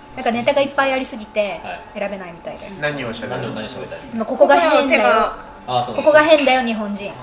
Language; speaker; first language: Japanese; non-native, fluent; Russian